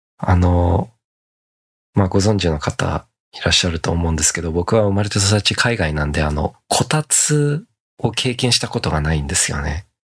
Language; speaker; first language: Japanese; native; Japanese